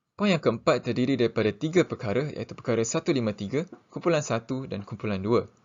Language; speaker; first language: Malay; native; Malay